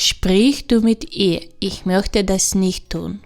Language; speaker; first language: German; non-native, fluent; Ukrainian